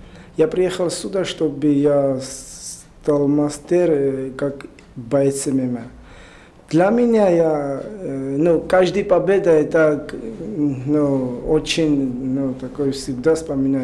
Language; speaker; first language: Russian; non-native, learner; Georgian